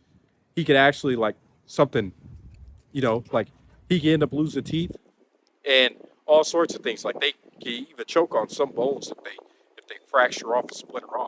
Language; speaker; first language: English; native; English